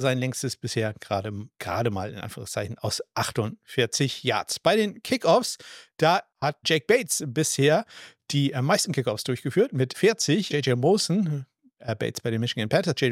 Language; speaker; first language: German; native; German